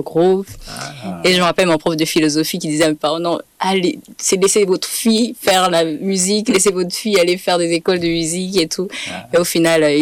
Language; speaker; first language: French; non-native, local second language; Rundi